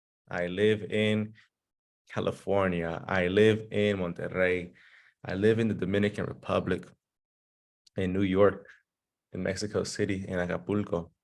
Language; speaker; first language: English; early bilingual, other home language; Spanish